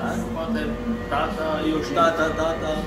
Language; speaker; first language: Polish; non-native, learner; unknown